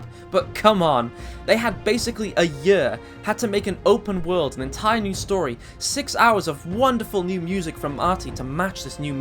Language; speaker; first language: English; native; English